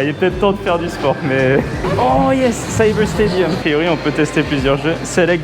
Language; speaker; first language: French; native; French